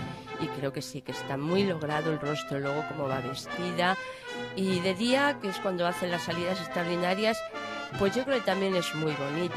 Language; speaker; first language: Spanish; native; Spanish